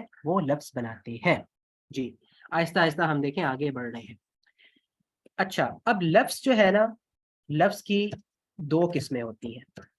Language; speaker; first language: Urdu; non-native, local second language; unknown